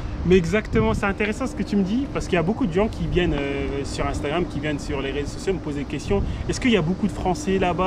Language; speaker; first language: French; native; French